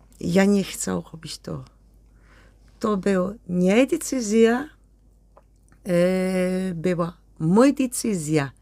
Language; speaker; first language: Polish; non-native, learner; Dutch